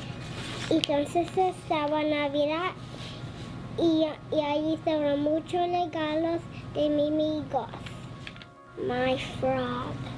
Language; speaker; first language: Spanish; non-native, learner; English